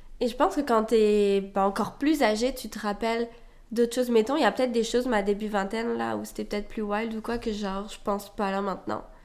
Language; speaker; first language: French; native; French